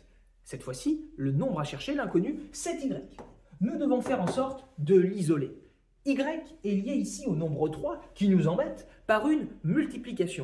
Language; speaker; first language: French; native; French